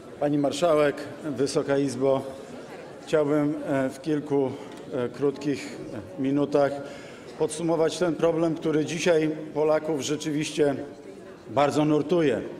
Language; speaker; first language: Polish; native; Polish